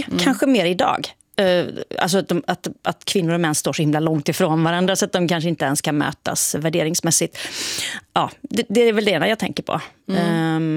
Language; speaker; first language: Swedish; native; Swedish